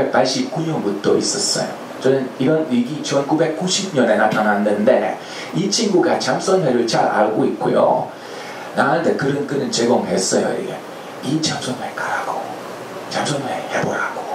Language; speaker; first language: Korean; non-native, fluent; Hungarian